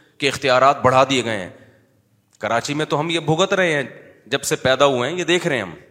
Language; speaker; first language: Urdu; native; Urdu